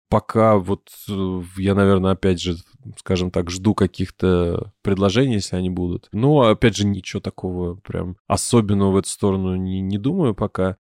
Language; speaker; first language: Russian; native; Russian